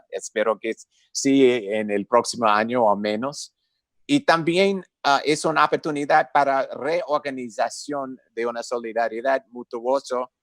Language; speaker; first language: Spanish; non-native, fluent; English